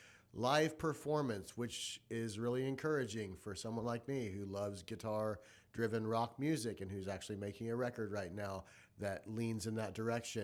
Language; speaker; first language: English; native; English